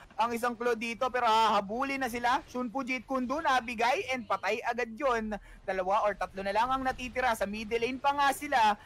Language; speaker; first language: Filipino; native; Filipino